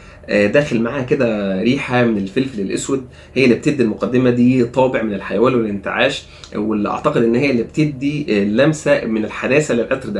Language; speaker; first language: Arabic; native; Arabic